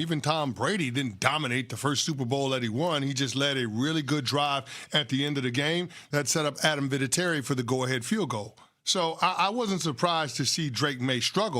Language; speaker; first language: English; native; English